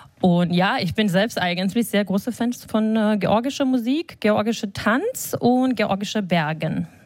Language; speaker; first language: German; non-native, fluent; Georgian